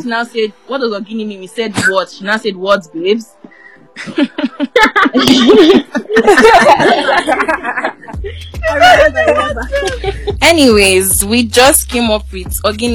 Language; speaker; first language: English; non-native, local second language; Igbo